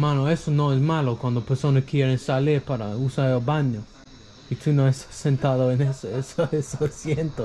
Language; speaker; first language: Spanish; non-native, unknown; English